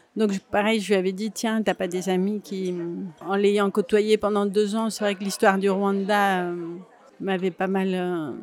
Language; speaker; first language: French; native; French